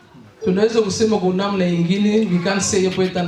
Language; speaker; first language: Swedish; non-native, learner; Swahili